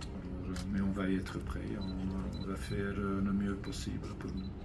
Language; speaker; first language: French; non-native, fluent; Dutch